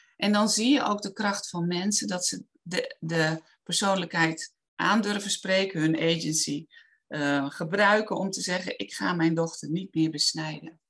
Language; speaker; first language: Dutch; native; Dutch